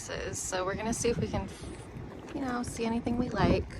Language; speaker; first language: English; native; English